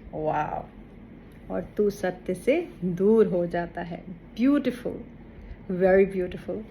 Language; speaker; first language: Hindi; native; Hindi